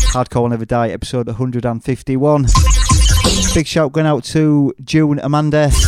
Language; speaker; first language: English; native; English